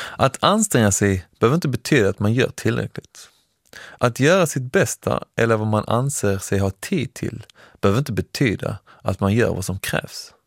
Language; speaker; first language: Swedish; early bilingual, other home language; Persian